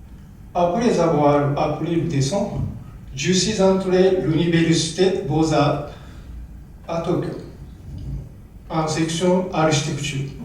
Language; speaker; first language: French; non-native, learner; Japanese